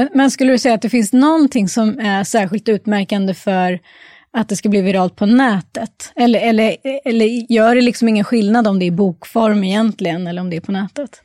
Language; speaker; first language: Swedish; native; Swedish